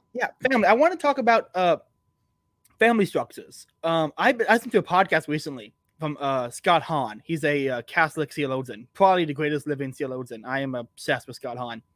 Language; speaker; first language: English; native; English